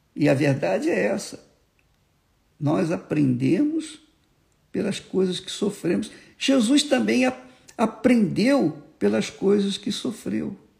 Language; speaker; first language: Portuguese; native; Portuguese